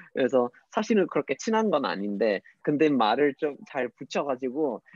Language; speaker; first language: Korean; non-native, fluent; English